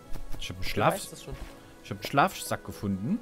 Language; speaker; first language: German; native; German